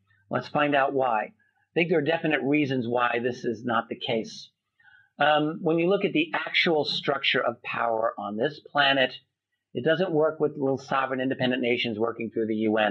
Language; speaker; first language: English; native; English